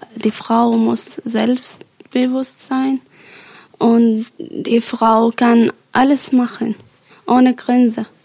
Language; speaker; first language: German; non-native, learner; Arabic